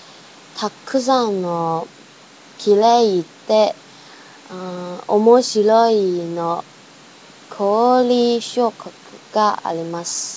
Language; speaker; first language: Japanese; non-native, learner; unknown